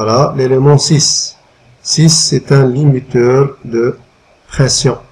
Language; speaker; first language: French; non-native, local second language; Arabic